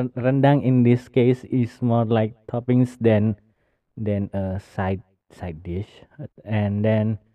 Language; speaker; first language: English; non-native, learner; Indonesian